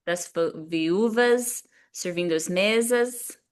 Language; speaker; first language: Portuguese; non-native, fluent; English